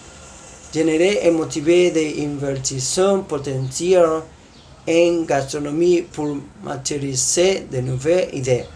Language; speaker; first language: French; non-native, learner; Spanish